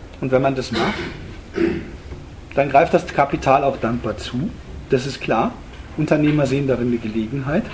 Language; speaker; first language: German; native; German